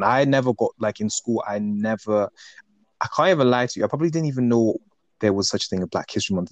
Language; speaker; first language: English; native; English